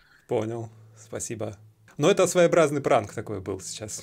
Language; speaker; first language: Russian; native; Russian